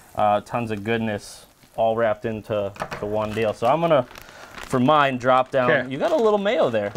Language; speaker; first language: English; native; English